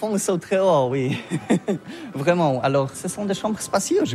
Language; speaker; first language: French; non-native, learner; Polish